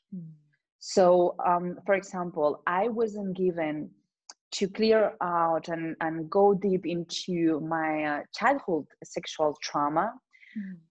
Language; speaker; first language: English; non-native, fluent; Spanish